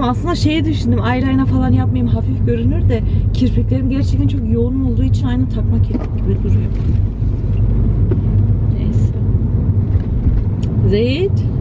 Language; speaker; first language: Turkish; early bilingual, heritage; Turkish